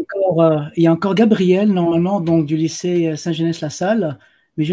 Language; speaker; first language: French; native; French